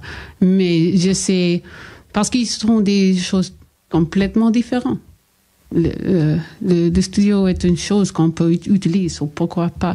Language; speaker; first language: French; non-native, learner; English